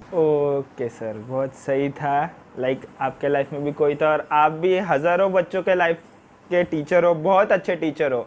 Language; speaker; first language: Hindi; non-native, local second language; Marathi